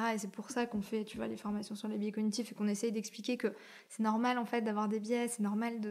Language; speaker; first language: French; native; French